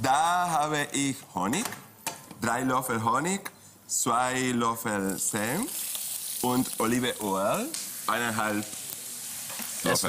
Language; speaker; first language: German; non-native, fluent; Spanish